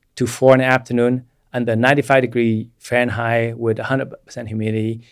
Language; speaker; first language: English; non-native, fluent; Vietnamese